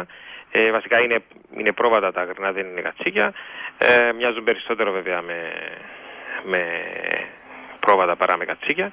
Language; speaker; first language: Greek; native; Greek